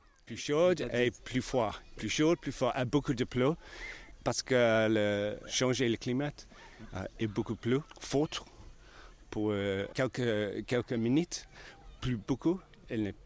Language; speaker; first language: French; non-native, learner; English